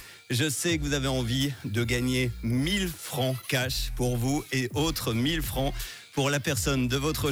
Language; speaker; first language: French; native; French